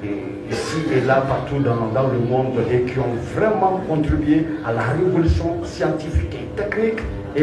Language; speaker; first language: French; native; French